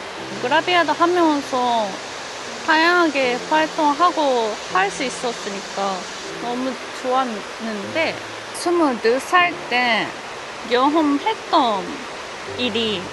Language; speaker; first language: Korean; non-native, fluent; Japanese